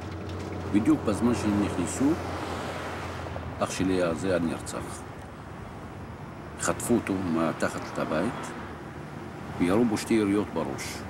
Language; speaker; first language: Hebrew; non-native, fluent; Arabic